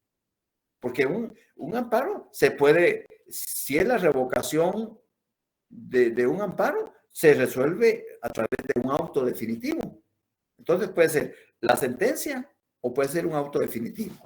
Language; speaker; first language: Spanish; native; Spanish